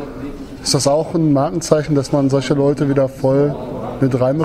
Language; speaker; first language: German; native; German